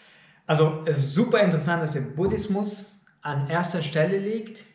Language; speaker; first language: German; non-native, fluent; Indonesian